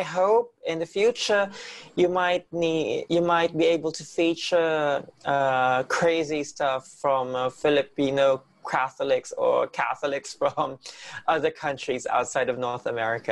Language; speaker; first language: English; non-native, local second language; Filipino